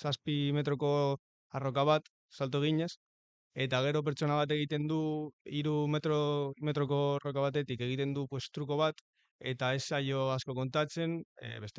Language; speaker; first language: Basque; non-native, local second language; Spanish